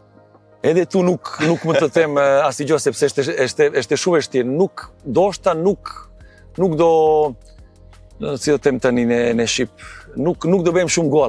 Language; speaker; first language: Albanian; non-native, learner; Serbian